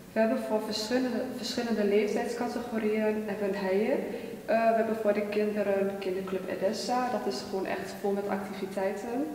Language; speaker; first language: Dutch; early bilingual, other home language; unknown